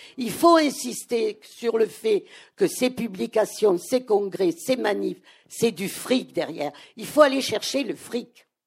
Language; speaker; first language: French; native; French